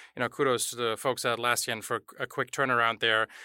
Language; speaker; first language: English; non-native, fluent; German